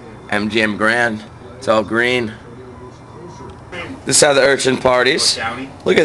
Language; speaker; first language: English; native; English